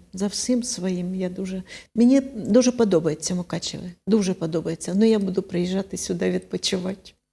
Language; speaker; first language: Ukrainian; non-native, local second language; Russian